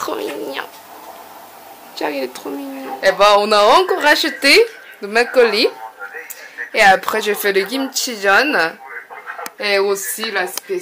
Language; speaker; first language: French; non-native, learner; Korean